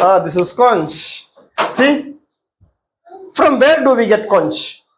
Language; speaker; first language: English; non-native, local second language; Malayalam